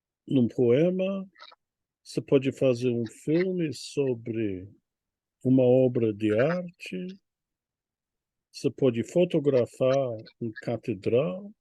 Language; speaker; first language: Portuguese; non-native, fluent; English